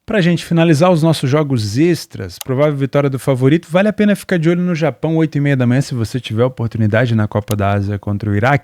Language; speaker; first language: Portuguese; native; Portuguese